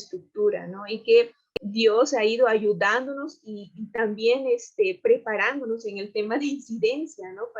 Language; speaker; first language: Spanish; native; Spanish